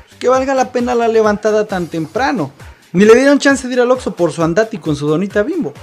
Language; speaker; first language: Spanish; native; Spanish